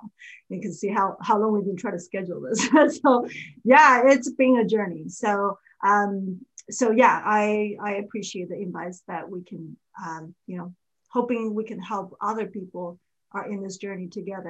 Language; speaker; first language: English; non-native, fluent; Chinese